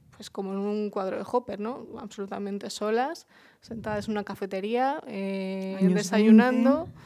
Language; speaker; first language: Spanish; early bilingual, other home language; Russian